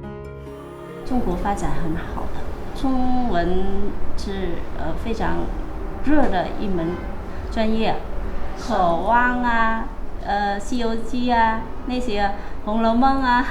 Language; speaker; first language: Chinese; non-native, fluent; Vietnamese